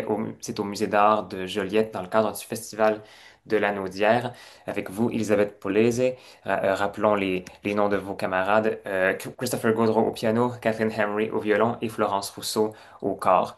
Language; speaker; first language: French; native; French